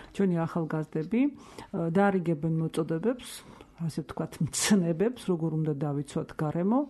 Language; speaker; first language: Georgian; native; Georgian